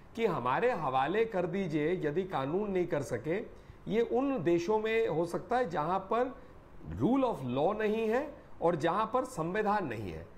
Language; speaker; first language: Hindi; native; Hindi